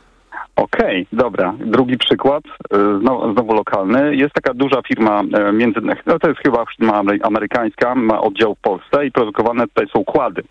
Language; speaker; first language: Polish; native; Polish